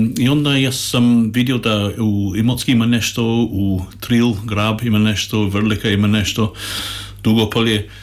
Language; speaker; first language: Croatian; non-native, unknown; English